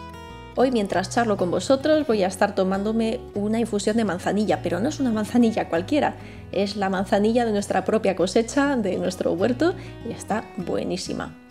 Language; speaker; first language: Spanish; native; Spanish